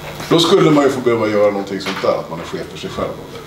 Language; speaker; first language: Swedish; native; Swedish